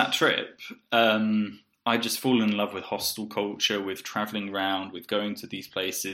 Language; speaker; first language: English; native; English